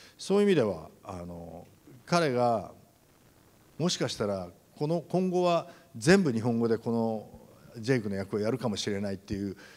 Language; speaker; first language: Japanese; native; Japanese